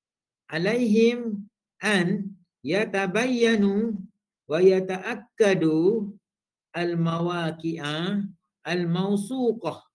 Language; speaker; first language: Arabic; non-native, fluent; Malay